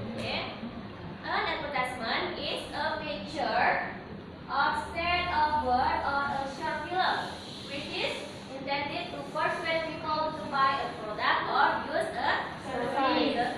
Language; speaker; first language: English; non-native, learner; Indonesian